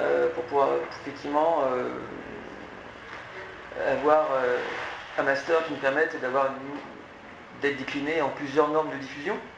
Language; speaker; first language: French; native; French